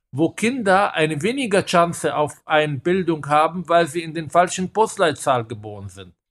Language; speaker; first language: German; non-native, fluent; Hebrew